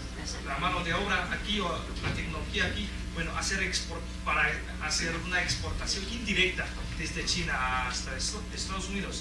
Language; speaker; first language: Spanish; non-native, fluent; Chinese